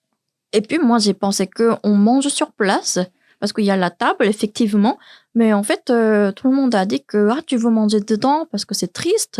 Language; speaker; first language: French; non-native, learner; Korean